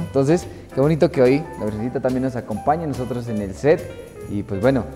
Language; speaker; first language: Spanish; native; Spanish